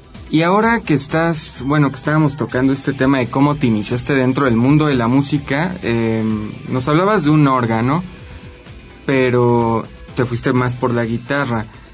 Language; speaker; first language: Spanish; native; Spanish